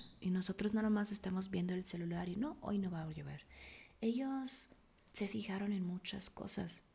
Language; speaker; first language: Spanish; non-native, fluent; German